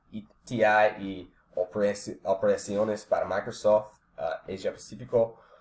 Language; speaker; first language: Spanish; non-native, learner; English